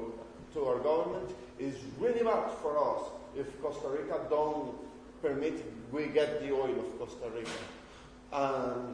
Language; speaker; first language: English; non-native, learner; Spanish